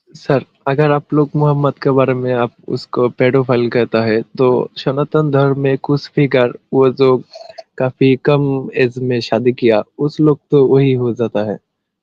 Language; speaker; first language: Hindi; non-native, learner; Bangla